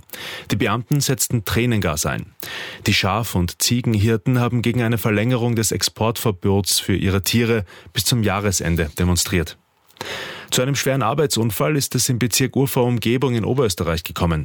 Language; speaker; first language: German; native; German